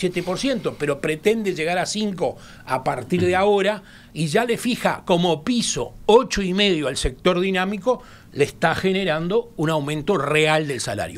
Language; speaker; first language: Spanish; native; Spanish